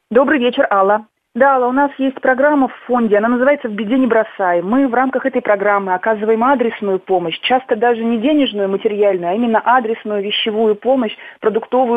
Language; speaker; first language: Russian; native; Russian